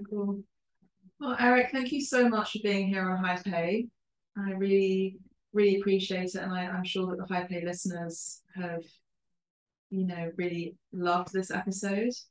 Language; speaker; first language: English; early bilingual, other home language; Spanish